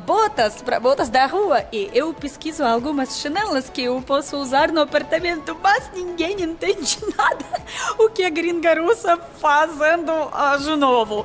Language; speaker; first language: Portuguese; non-native, learner; Russian